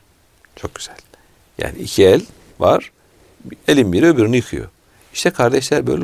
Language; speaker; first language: Turkish; native; Turkish